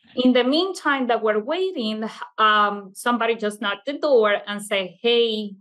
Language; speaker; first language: English; non-native, fluent; Italian